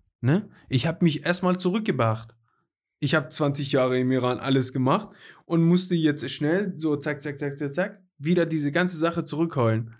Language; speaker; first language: German; non-native, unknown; Persian